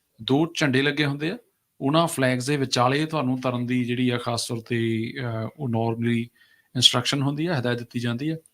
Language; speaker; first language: Punjabi; native; Punjabi